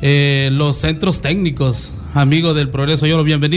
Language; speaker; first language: Spanish; native; Spanish